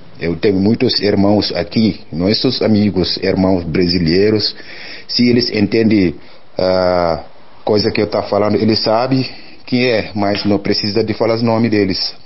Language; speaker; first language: Portuguese; non-native, learner; Wolof